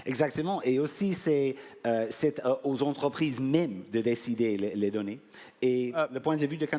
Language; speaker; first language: French; non-native, fluent; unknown